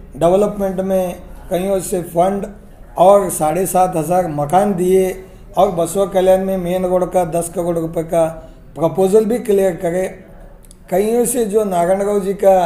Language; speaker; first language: Hindi; non-native, local second language; Kannada